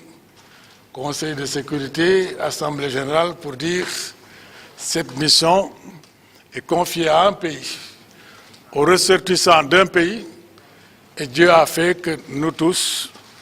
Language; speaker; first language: French; non-native, local second language; Wolof